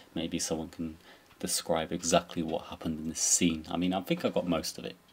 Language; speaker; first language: English; native; English